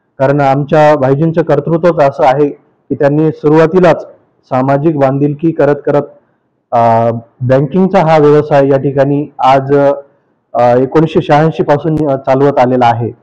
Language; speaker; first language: Marathi; native; Marathi